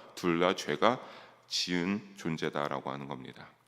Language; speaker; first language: Korean; native; Korean